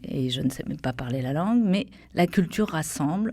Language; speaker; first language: French; native; French